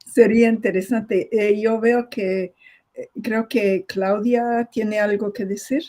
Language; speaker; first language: Spanish; non-native, fluent; English